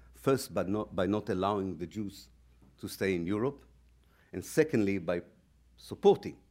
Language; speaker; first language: English; non-native, fluent; Hebrew